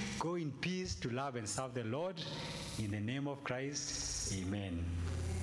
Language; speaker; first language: English; non-native, local second language; Kikuyu